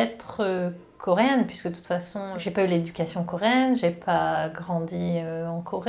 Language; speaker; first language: French; native; French